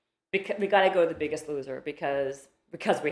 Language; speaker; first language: English; native; English